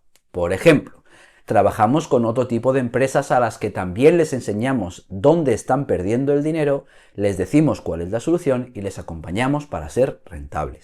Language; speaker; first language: Spanish; native; Spanish